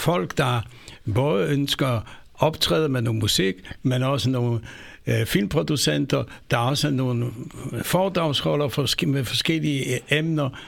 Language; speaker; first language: Danish; non-native, fluent; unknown